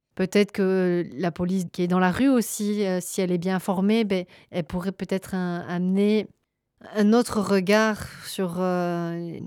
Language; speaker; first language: French; native; French